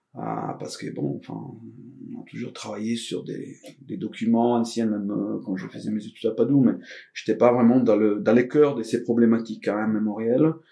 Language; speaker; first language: French; non-native, fluent; Italian